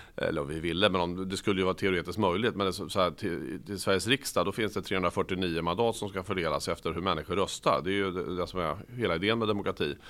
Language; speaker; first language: Swedish; native; Swedish